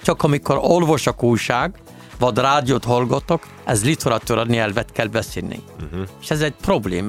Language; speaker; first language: Hungarian; non-native, learner; Arabic